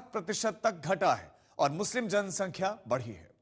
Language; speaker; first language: Hindi; native; Hindi